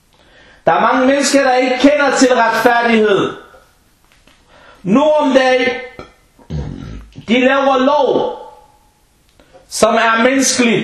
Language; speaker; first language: Danish; non-native, fluent; Arabic